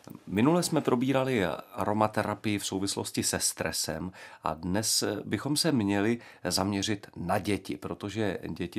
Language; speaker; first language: Czech; native; Czech